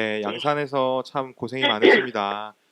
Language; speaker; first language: Korean; native; Korean